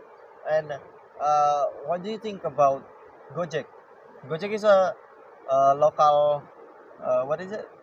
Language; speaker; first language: English; non-native, learner; Indonesian